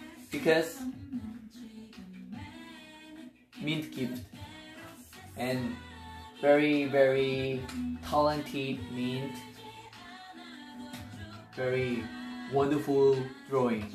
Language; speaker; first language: English; non-native, learner; Korean